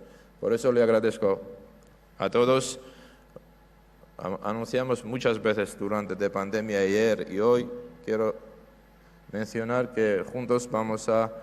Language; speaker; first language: Spanish; non-native, fluent; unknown